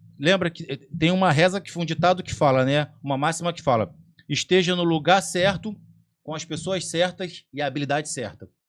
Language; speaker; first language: Portuguese; native; Portuguese